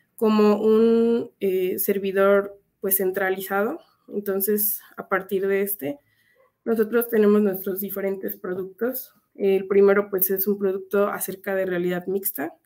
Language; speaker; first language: Spanish; native; Spanish